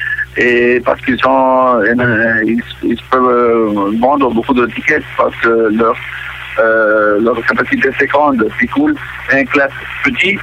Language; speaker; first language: French; non-native, local second language; Catalan